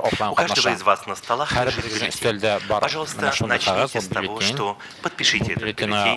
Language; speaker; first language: Russian; native; Russian